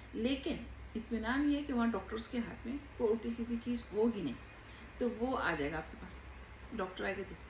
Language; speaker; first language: Urdu; native; Urdu